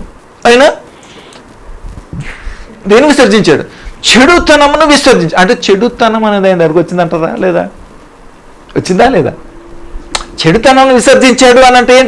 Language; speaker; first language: Telugu; native; Telugu